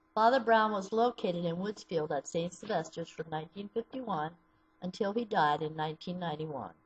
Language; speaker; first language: English; native; English